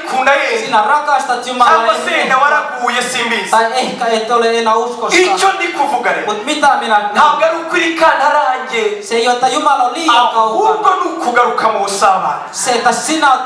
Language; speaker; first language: Finnish; non-native, fluent; Kinyarwanda